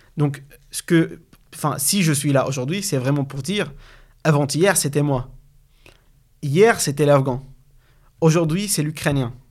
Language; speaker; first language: French; non-native, fluent; Arabic